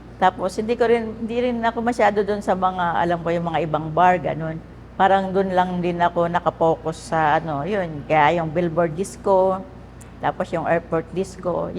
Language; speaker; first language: Filipino; native; Filipino